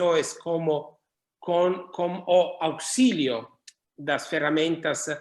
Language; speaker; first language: Portuguese; non-native, learner; Italian